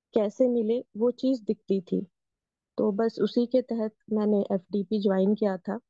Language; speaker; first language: Hindi; native; Hindi